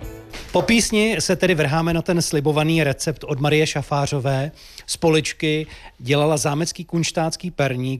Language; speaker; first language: Czech; native; Czech